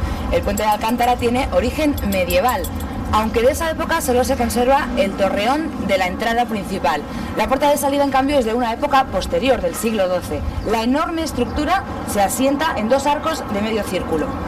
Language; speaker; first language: Spanish; native; Spanish